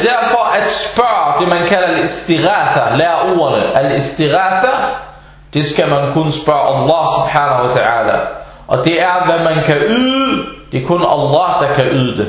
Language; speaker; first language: Danish; non-native, fluent; Arabic